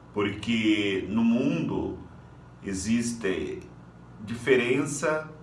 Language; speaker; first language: Portuguese; native; Portuguese